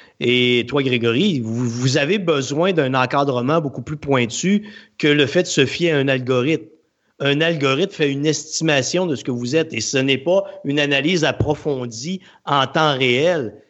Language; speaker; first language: French; native; French